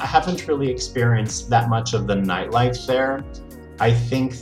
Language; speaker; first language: English; native; English